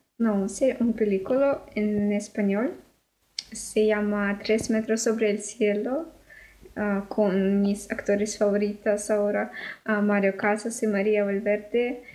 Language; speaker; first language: Spanish; non-native, learner; Russian